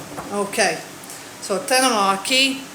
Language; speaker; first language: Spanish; non-native, fluent; English